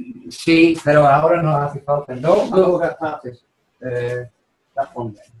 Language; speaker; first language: Spanish; non-native, learner; English